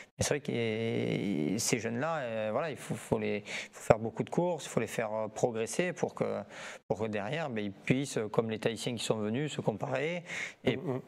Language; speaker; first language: French; native; French